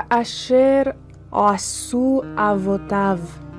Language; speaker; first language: Hebrew; non-native, learner; Indonesian